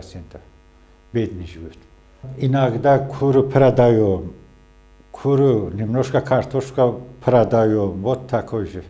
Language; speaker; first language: Russian; non-native, learner; Azerbaijani